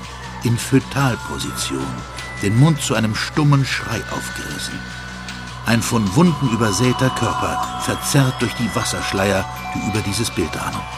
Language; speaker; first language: German; native; German